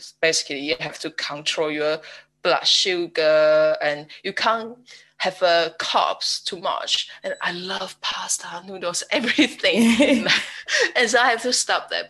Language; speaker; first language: English; non-native, fluent; Chinese